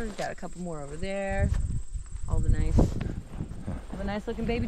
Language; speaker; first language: English; native; English